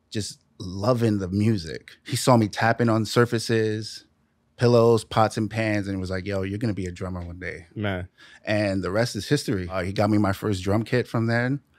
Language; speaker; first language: English; native; English